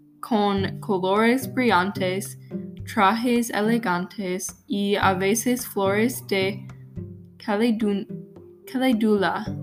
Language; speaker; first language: Spanish; non-native, learner; English